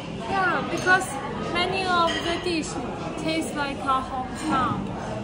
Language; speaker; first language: English; non-native, learner; Chinese